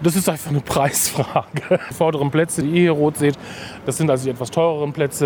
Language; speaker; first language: German; native; German